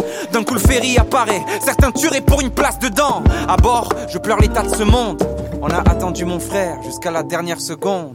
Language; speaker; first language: French; native; French